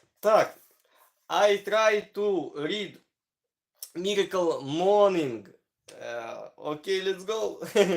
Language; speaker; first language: English; non-native, learner; Ukrainian